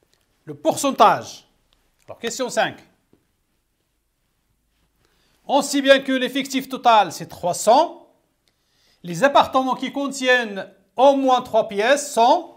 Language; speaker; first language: French; non-native, local second language; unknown